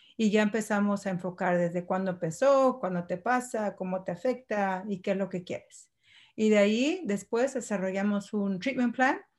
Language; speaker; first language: Spanish; early bilingual, heritage; Spanish